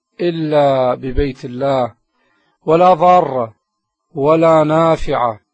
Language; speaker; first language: Arabic; native; Arabic